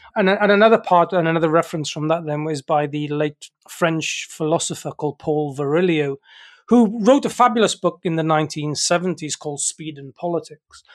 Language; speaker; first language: English; native; English